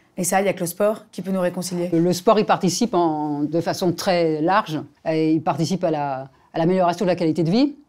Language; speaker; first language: French; native; French